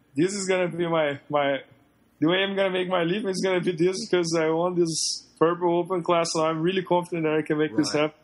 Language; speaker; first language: English; non-native, fluent; Portuguese